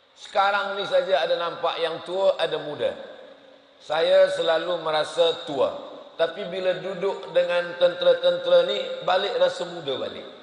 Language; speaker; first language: Malay; native; Malay